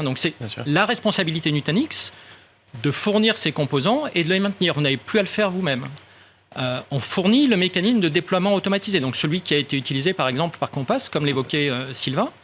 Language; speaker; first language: French; native; French